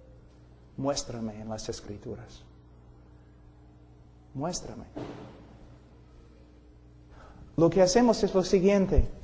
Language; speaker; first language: Spanish; non-native, fluent; English